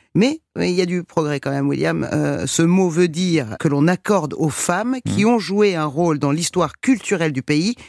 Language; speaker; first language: French; non-native, fluent; Persian